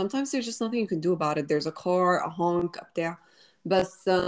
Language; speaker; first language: English; non-native, fluent; Arabic